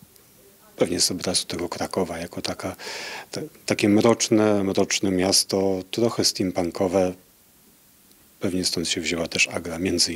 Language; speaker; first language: Polish; native; Polish